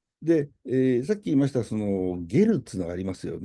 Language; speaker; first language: Japanese; native; Japanese